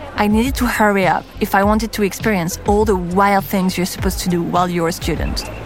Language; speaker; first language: English; non-native, fluent; French